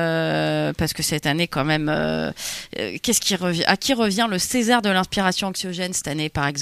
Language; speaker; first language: French; native; French